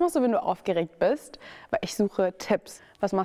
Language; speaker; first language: German; native; German